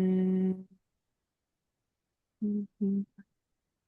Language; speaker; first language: Chinese; non-native, learner; English